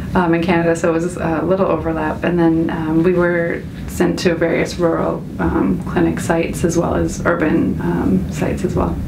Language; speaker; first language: English; native; English